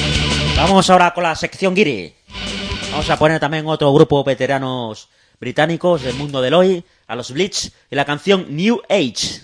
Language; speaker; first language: Spanish; native; Spanish